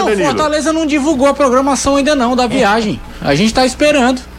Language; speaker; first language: Portuguese; native; Portuguese